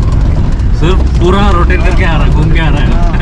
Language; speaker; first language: Hindi; non-native, local second language; Malayalam